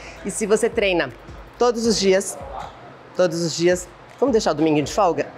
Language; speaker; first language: Portuguese; native; Portuguese